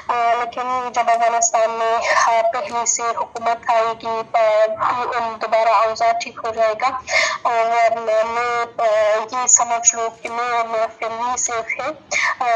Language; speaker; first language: Hindi; non-native, learner; Persian